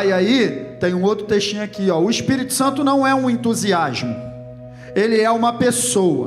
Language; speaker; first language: Portuguese; native; Portuguese